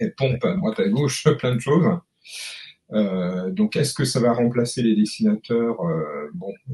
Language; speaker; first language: French; native; French